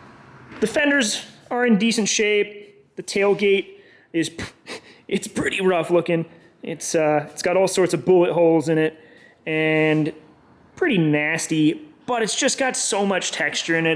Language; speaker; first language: English; native; English